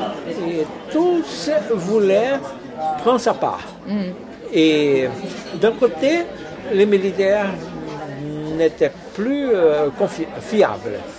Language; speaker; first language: French; non-native, fluent; Portuguese